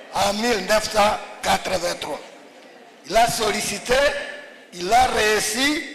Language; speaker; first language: French; non-native, local second language; Swahili